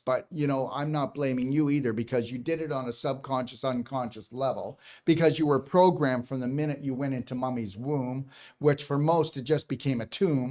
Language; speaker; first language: English; native; English